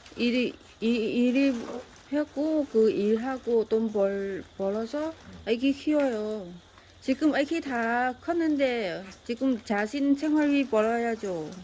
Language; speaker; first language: Korean; non-native, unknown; Vietnamese